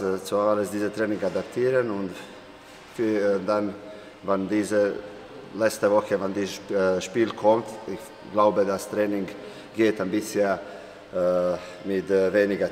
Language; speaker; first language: German; non-native, learner; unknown